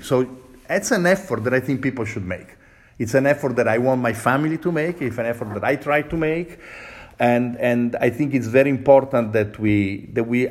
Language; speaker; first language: English; non-native, fluent; Italian